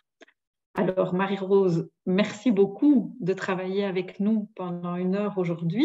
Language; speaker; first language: French; native; French